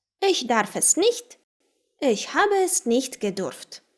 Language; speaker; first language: German; non-native, fluent; Ukrainian